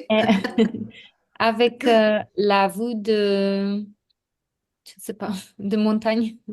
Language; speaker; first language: French; non-native, learner; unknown